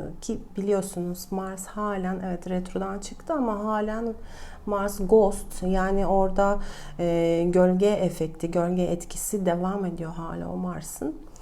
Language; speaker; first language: Turkish; non-native, fluent; Russian